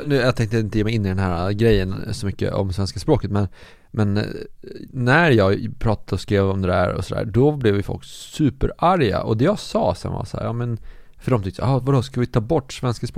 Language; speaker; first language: Swedish; native; Swedish